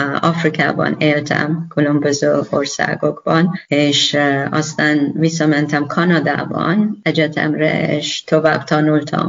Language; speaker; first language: Hungarian; non-native, learner; Persian